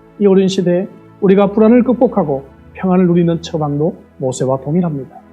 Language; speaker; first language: Korean; native; Korean